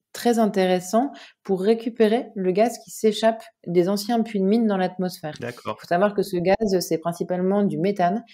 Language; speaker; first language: French; native; French